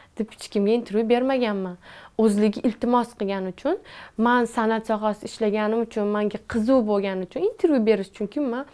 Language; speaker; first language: Uzbek; non-native, local second language; Tajik